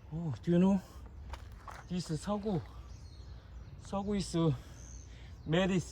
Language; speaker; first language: English; non-native, learner; Korean